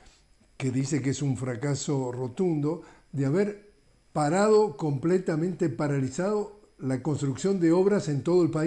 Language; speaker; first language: Spanish; native; Spanish